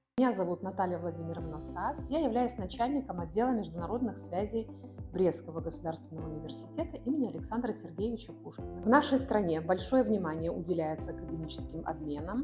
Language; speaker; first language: Russian; native; Russian